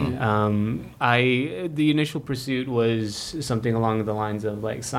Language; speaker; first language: English; non-native, fluent; Filipino